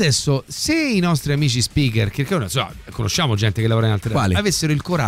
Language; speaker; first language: Italian; native; Italian